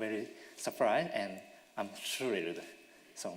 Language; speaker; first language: English; non-native, learner; Japanese